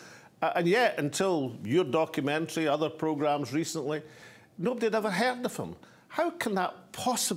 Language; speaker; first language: English; native; English